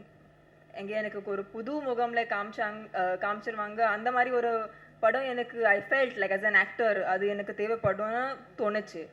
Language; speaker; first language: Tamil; non-native, learner; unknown